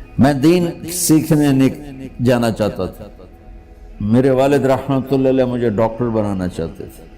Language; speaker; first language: Urdu; non-native, local second language; Punjabi